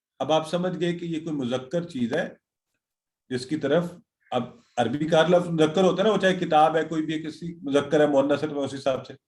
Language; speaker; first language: Urdu; native; Urdu